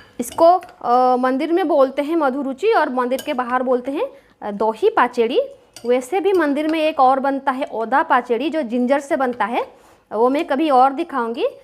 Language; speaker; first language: Hindi; non-native, local second language; Bangla